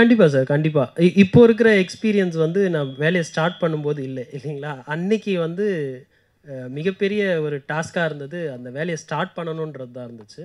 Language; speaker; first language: Tamil; native; Tamil